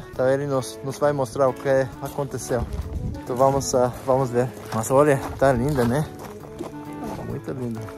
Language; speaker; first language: Portuguese; non-native, fluent; English